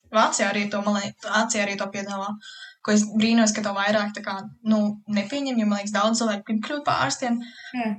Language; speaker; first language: Latvian; early bilingual, heritage; Latvian